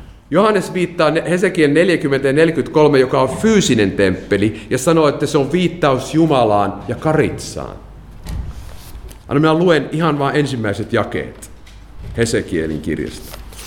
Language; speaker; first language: Finnish; non-native, fluent; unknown